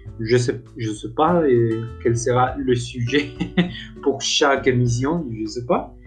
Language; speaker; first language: French; non-native, learner; Spanish